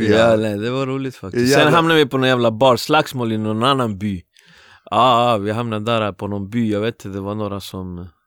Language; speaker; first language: Swedish; early bilingual, other home language; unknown